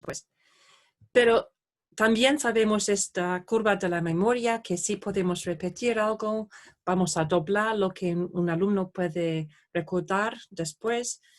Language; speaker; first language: Spanish; non-native, fluent; English